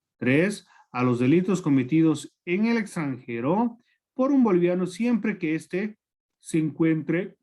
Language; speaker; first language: Spanish; native; Spanish